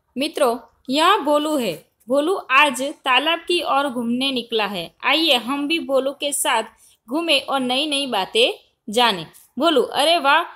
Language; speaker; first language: Hindi; non-native, local second language; Gujarati